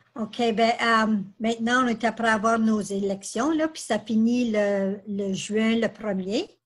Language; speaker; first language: French; native; French